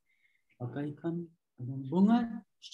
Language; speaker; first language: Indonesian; non-native, learner; Turkish